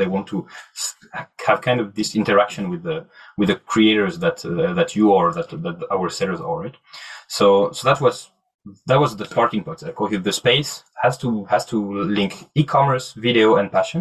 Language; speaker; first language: English; non-native, fluent; French